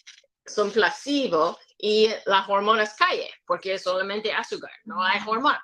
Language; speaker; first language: Spanish; non-native, learner; English